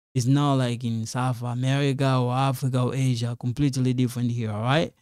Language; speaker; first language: English; non-native, fluent; Lingala